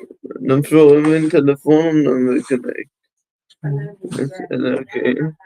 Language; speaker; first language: Swedish; early bilingual, other home language; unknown